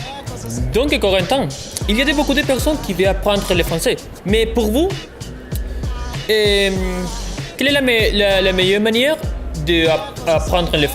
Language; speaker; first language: French; non-native, learner; Spanish